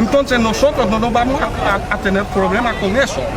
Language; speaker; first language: Spanish; non-native, fluent; Haitian Creole